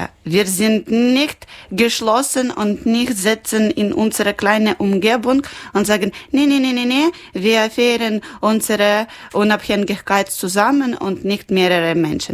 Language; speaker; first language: German; non-native, local second language; Ukrainian